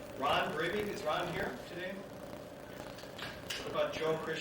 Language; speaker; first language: English; native; English